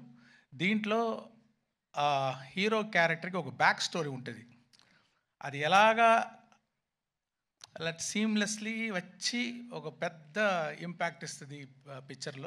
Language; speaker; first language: Telugu; non-native, learner; Tamil